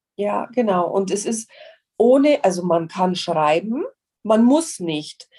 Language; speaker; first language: German; non-native, fluent; English